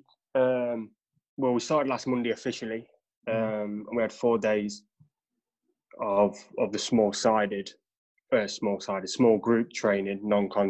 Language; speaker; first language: English; native; English